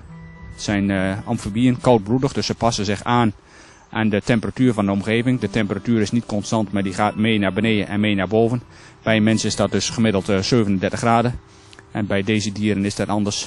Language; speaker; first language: Dutch; native; Dutch